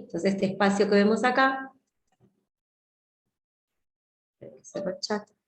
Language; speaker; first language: Spanish; native; Spanish